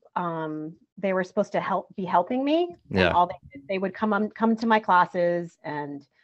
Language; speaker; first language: English; native; English